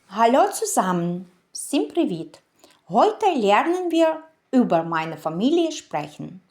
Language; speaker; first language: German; non-native, fluent; Ukrainian